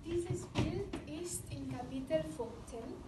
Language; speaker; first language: German; non-native, learner; Catalan